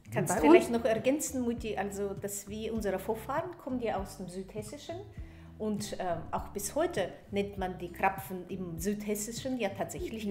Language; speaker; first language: German; early bilingual, heritage; German